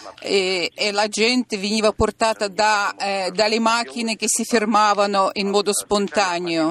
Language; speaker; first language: Italian; non-native, fluent; Russian